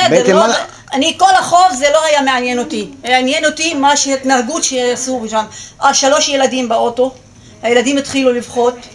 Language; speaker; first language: Hebrew; non-native, local second language; Arabic